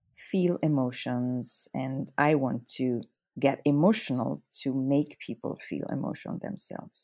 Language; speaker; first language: English; non-native, fluent; Italian